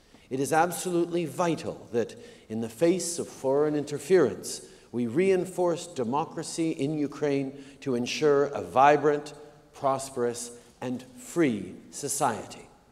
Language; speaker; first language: English; native; English